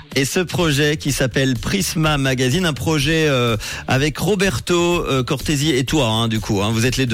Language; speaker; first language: French; native; French